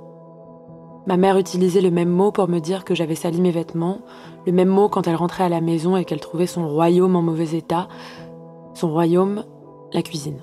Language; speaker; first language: French; early bilingual, other home language; Arabic